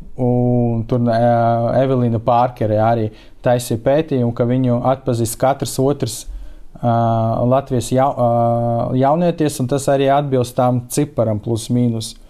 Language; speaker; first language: Latvian; non-native, local second language; Russian